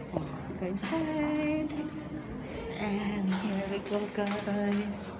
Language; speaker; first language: English; non-native, local second language; Filipino